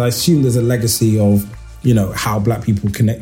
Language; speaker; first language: English; native; English